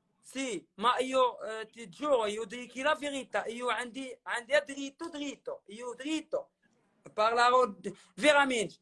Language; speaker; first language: Italian; non-native, learner; Arabic